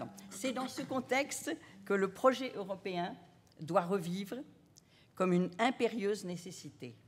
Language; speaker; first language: French; native; French